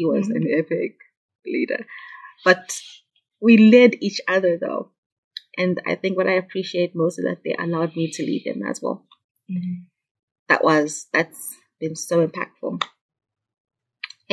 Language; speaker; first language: English; non-native, local second language; Shona